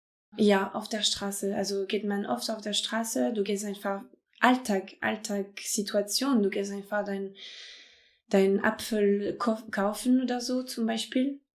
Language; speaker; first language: German; non-native, fluent; French